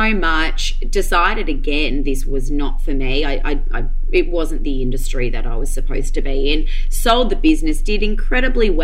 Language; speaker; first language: English; native; English